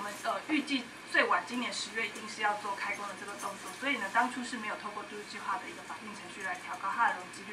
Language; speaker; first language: Chinese; native; Chinese